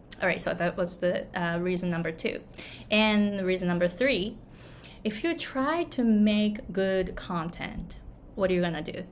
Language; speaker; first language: English; non-native, fluent; Japanese